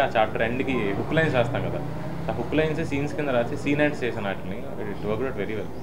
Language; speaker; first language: Telugu; native; Telugu